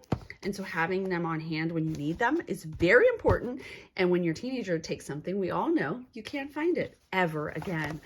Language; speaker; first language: English; native; English